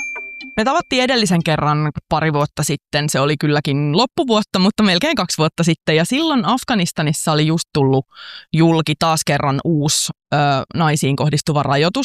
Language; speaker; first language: Finnish; native; Finnish